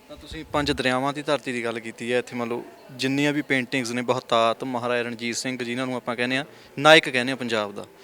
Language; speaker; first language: Punjabi; native; Punjabi